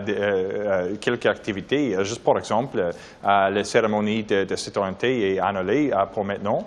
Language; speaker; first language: French; non-native, local second language; English